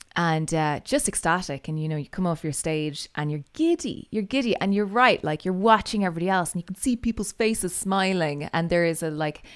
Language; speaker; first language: English; native; English